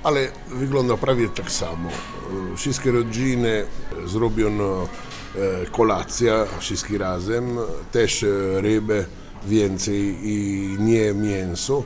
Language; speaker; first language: Polish; non-native, learner; Italian